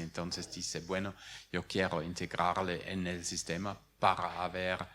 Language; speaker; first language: Spanish; non-native, fluent; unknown